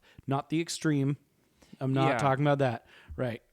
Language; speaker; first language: English; native; English